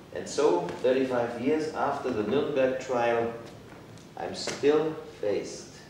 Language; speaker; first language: English; non-native, fluent; German